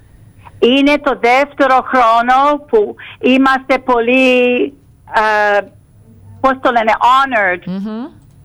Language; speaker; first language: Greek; early bilingual, heritage; Greek